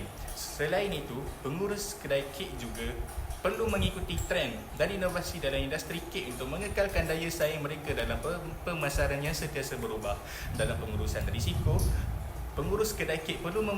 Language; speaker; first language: Malay; native; Malay